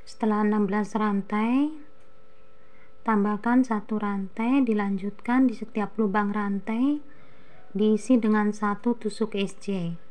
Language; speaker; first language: Indonesian; native; Indonesian